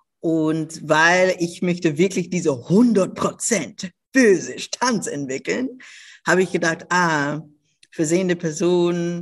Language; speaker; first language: German; non-native, local second language; English